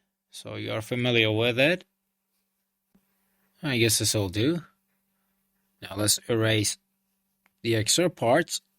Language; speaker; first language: English; non-native, fluent; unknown